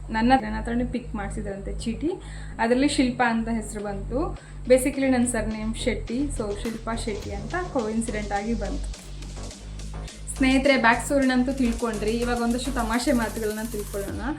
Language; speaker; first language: Kannada; non-native, local second language; Tulu